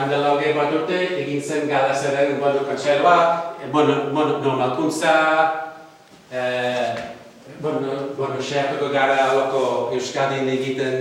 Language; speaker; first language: Basque; non-native, fluent; Welsh